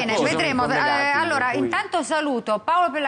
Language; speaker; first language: Italian; native; Italian